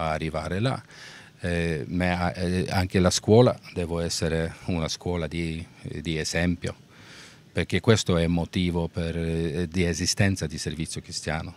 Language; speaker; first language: Italian; non-native, learner; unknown